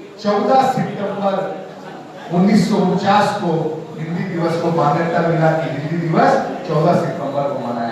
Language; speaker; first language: Hindi; native; Hindi